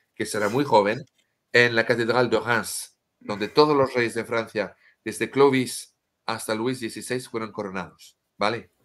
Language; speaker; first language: Spanish; non-native, fluent; French